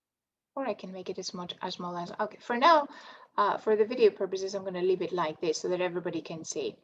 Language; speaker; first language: English; non-native, fluent; Greek